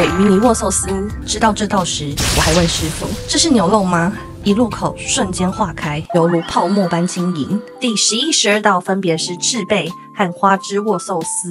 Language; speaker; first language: Chinese; native; Chinese